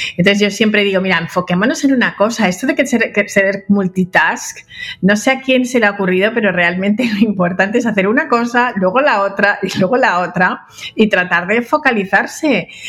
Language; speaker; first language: Spanish; early bilingual, other home language; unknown